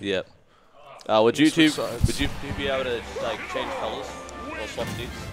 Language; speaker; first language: English; native; English